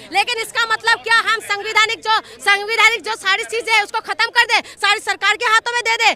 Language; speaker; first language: Hindi; non-native, local second language; Assamese